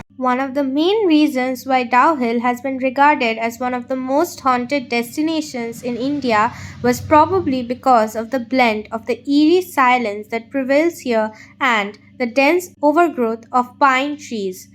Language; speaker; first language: English; non-native, local second language; Bangla